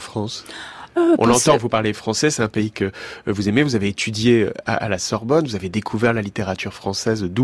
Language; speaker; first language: French; native; French